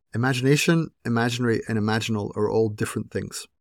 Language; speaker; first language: English; native; English